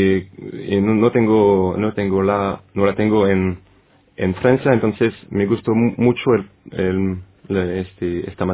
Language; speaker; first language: Spanish; non-native, fluent; French